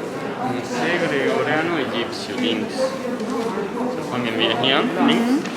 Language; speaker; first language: German; non-native, learner; Spanish